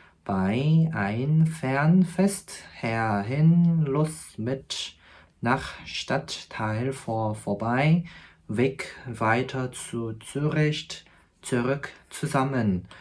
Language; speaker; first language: German; non-native, fluent; Korean